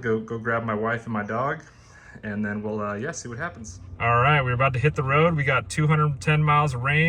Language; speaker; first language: English; native; English